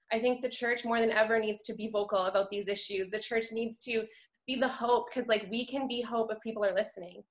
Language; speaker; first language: English; native; English